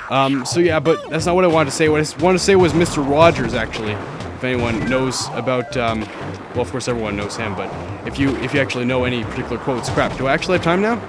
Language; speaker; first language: English; native; English